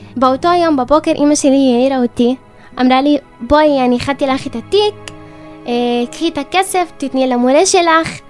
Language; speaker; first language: Hebrew; non-native, local second language; Arabic